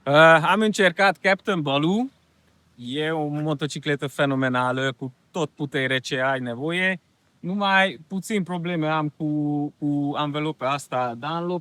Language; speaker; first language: Romanian; non-native, local second language; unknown